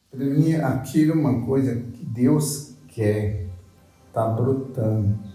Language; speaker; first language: Portuguese; non-native, local second language; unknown